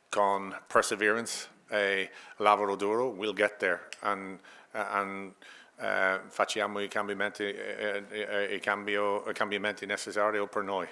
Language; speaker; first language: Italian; non-native, learner; English